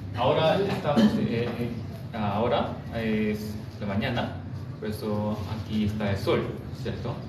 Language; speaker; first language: Spanish; non-native, fluent; Korean